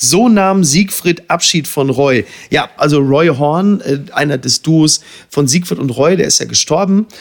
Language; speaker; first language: German; native; German